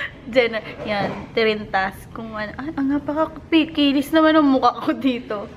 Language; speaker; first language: Filipino; native; Filipino